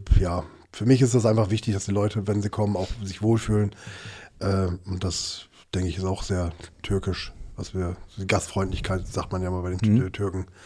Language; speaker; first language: German; early bilingual, other home language; Turkish